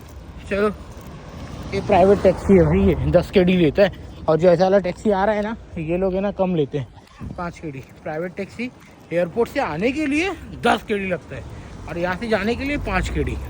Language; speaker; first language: Hindi; native; Hindi